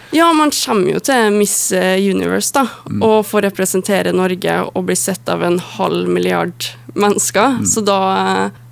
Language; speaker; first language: Norwegian; native; Norwegian